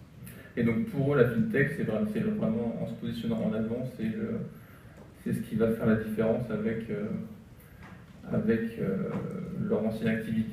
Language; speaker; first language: French; native; French